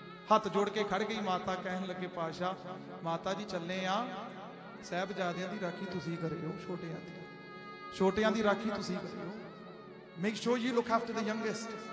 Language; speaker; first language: Punjabi; early bilingual, heritage; Punjabi